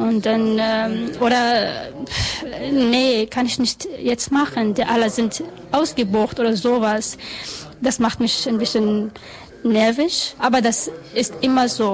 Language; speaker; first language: German; non-native, learner; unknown